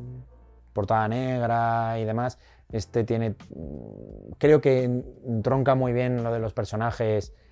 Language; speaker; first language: Spanish; native; Spanish